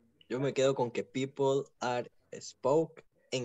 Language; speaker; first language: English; non-native, learner; Spanish